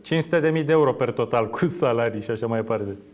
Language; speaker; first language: Romanian; native; Romanian